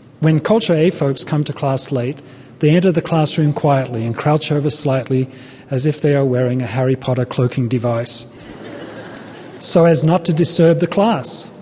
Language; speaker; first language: English; native; English